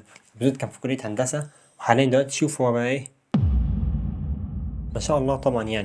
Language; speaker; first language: Arabic; native; Arabic